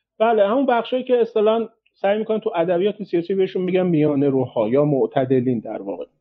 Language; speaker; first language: Persian; native; Persian